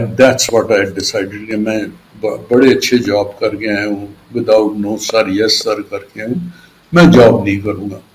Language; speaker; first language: Urdu; non-native, local second language; Punjabi